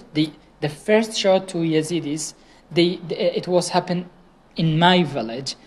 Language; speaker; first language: English; non-native, fluent; Kurdish